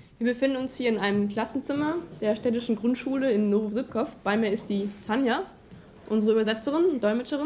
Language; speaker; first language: German; native; German